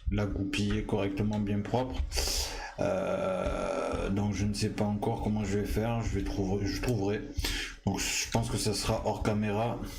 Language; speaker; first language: French; native; French